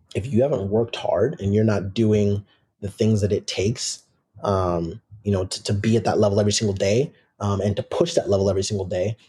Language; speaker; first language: English; native; English